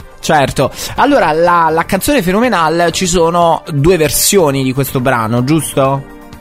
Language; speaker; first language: Italian; native; Italian